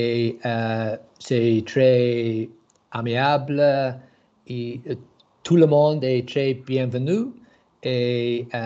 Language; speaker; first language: French; non-native, learner; English